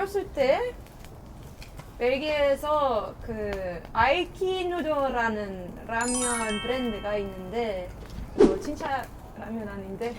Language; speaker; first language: Korean; non-native, learner; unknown